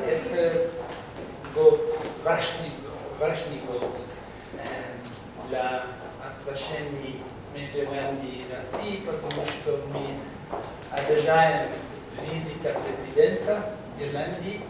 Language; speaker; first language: Russian; non-native, learner; English